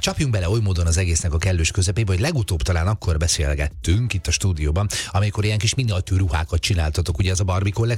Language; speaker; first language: Hungarian; native; Hungarian